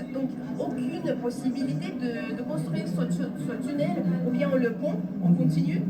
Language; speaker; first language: French; non-native, fluent; Russian